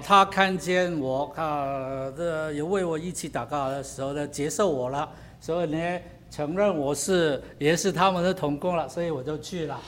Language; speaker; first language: Chinese; native; Chinese